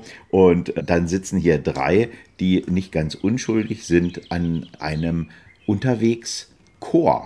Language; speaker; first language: German; native; German